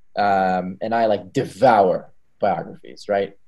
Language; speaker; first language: English; early bilingual, other home language; Hebrew